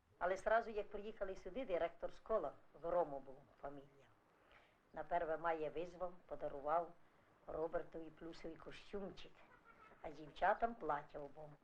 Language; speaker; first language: Ukrainian; non-native, fluent; Italian